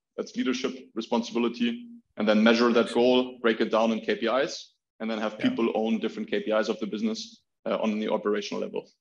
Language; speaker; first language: English; non-native, fluent; German